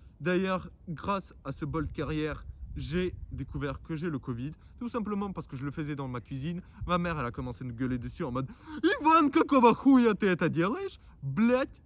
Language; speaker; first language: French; non-native, fluent; Ukrainian